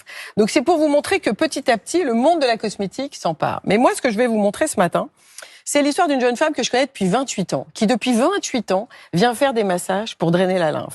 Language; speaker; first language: French; native; French